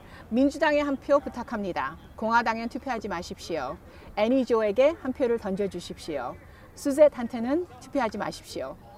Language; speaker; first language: Korean; early bilingual, heritage; Korean